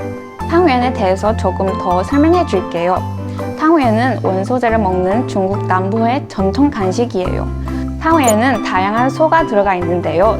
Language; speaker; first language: Korean; non-native, fluent; Chinese